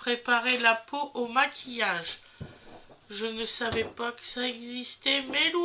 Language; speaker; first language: French; native; French